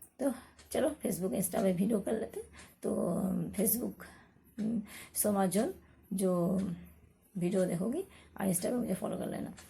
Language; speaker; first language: Hindi; non-native, local second language; Bangla